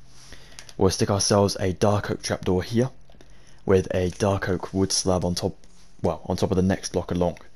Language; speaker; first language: English; native; English